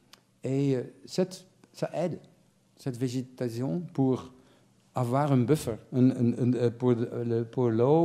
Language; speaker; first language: French; non-native, fluent; Dutch